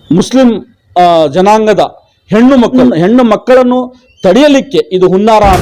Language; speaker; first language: Kannada; non-native, local second language; Urdu